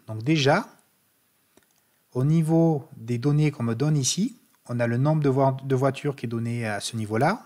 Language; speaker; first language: French; native; French